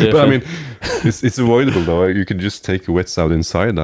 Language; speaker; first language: English; non-native, fluent; Norwegian